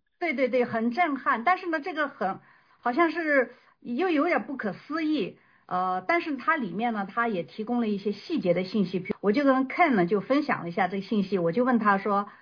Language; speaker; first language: Chinese; native; Chinese